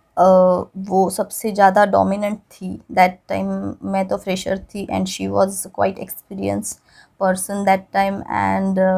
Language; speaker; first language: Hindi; non-native, local second language; Marathi